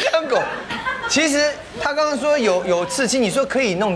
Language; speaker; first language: Chinese; native; Chinese